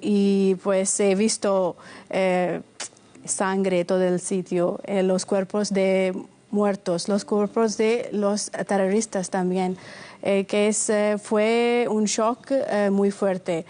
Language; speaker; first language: Spanish; non-native, fluent; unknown